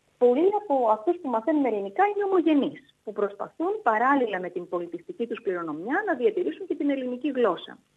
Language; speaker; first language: Greek; native; Greek